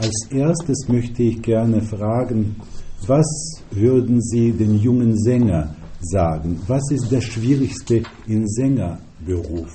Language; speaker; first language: German; non-native, fluent; Russian